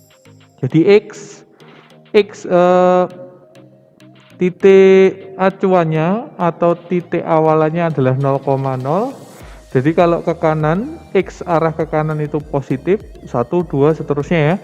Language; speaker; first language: Indonesian; native; Indonesian